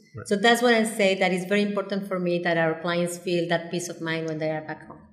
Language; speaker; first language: English; non-native, fluent; Spanish